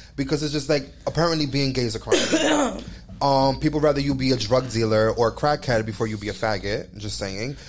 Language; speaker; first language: English; native; English